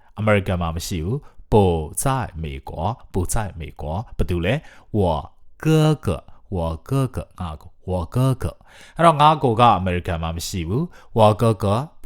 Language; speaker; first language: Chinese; non-native, fluent; Burmese